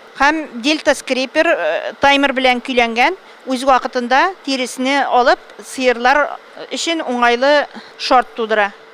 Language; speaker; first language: Tatar; native; Tatar